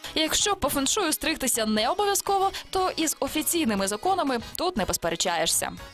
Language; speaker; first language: Ukrainian; native; Ukrainian